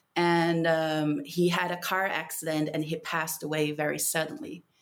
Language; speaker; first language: English; non-native, fluent; Portuguese